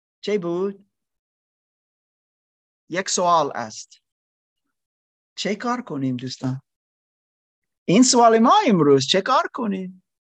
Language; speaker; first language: Persian; non-native, learner; German